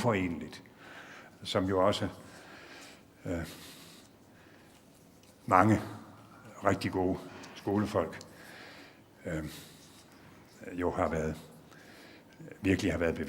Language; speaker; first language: Danish; native; Danish